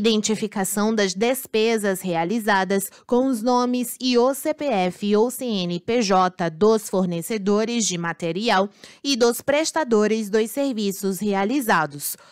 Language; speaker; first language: Portuguese; native; Portuguese